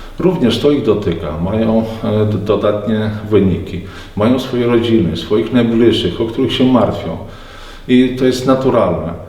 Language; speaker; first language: Polish; native; Polish